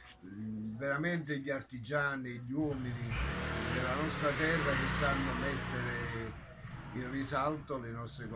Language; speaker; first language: Italian; native; Italian